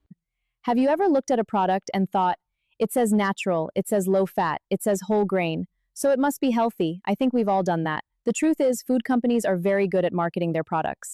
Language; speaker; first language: English; non-native, fluent; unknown